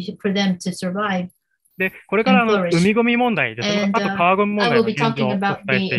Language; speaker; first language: Japanese; native; Japanese